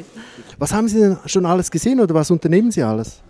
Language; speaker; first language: German; native; German